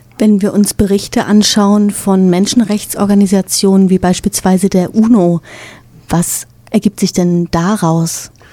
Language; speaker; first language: German; native; German